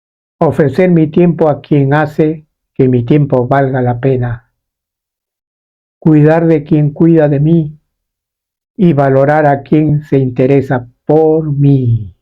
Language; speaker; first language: Spanish; native; Spanish